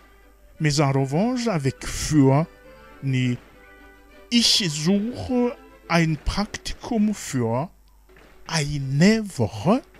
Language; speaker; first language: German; non-native, fluent; Rundi